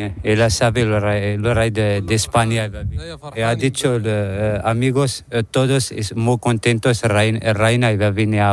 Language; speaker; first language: Spanish; non-native, learner; Arabic